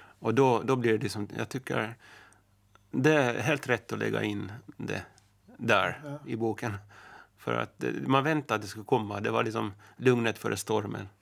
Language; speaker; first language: Swedish; native; Swedish